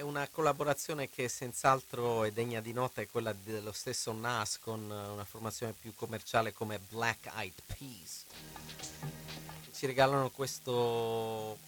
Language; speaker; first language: Italian; native; Italian